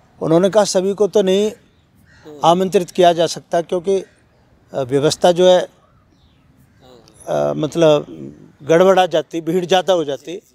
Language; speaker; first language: Hindi; native; Hindi